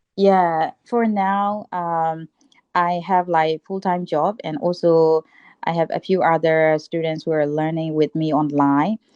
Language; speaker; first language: English; non-native, fluent; Burmese